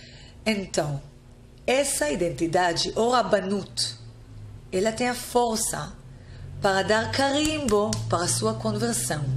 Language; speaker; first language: Portuguese; non-native, fluent; Hebrew